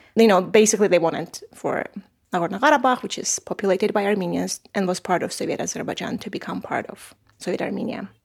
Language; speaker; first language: English; non-native, fluent; Armenian